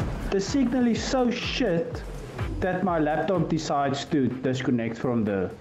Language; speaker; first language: English; non-native, local second language; Afrikaans